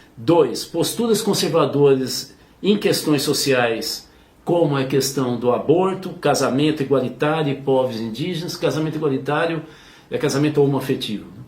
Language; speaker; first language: Portuguese; native; Portuguese